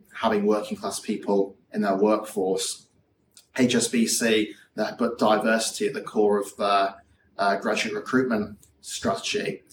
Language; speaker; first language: English; native; English